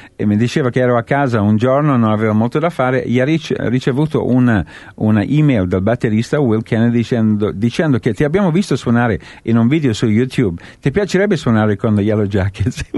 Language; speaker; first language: Italian; non-native, fluent; English